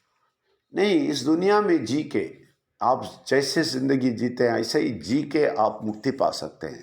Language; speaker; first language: Hindi; non-native, local second language; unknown